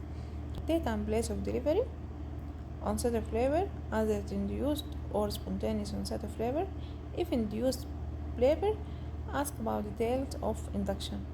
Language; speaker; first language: English; non-native, local second language; Arabic